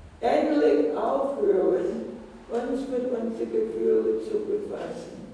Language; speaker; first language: German; non-native, fluent; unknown